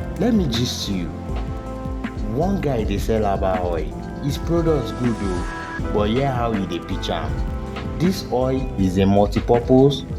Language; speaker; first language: Nigerian Pidgin; native; Nigerian Pidgin